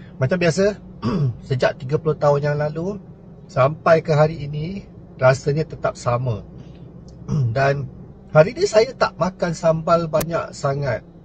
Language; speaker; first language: Malay; native; Malay